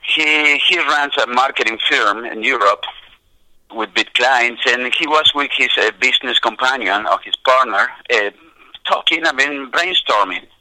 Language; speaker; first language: English; non-native, fluent; Spanish